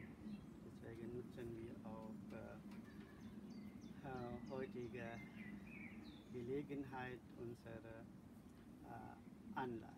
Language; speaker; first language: German; non-native, learner; Sinhala